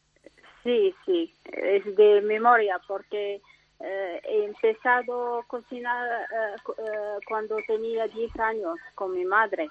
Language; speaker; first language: Spanish; non-native, learner; Arabic